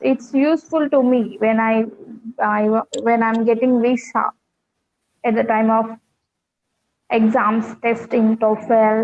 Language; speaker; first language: English; non-native, learner; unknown